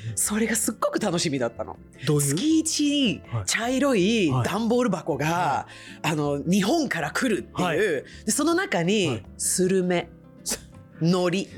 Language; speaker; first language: Japanese; non-native, fluent; Swedish